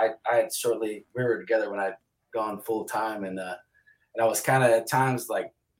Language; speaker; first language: English; native; English